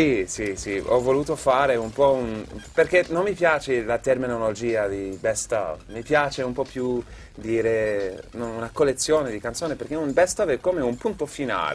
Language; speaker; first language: Italian; non-native, fluent; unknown